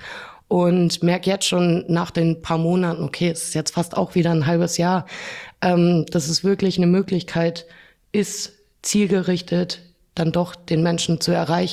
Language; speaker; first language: German; native; German